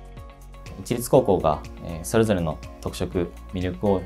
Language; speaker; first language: Japanese; native; Japanese